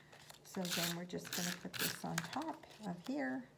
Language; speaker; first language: English; native; English